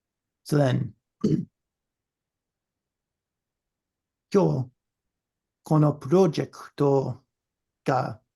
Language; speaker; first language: Japanese; non-native, learner; English